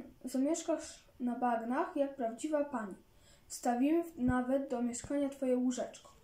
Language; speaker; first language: Polish; native; Polish